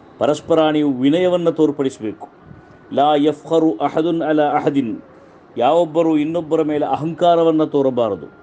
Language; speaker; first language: Kannada; non-native, local second language; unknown